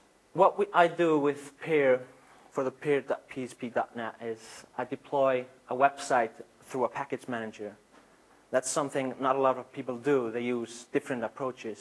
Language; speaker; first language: English; non-native, fluent; Icelandic